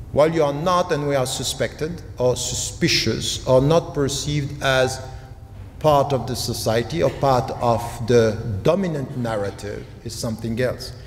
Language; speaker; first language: English; non-native, fluent; French